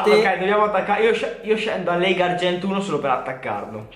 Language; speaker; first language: Italian; native; Italian